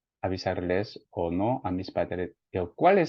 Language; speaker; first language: Spanish; non-native, fluent; Korean